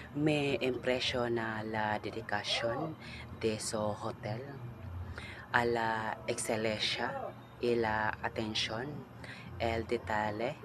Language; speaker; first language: Spanish; non-native, learner; Cebuano